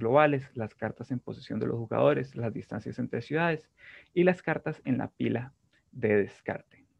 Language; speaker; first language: Spanish; native; Spanish